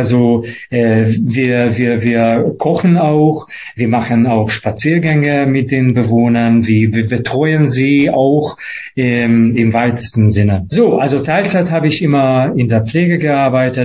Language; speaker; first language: German; non-native, fluent; Hungarian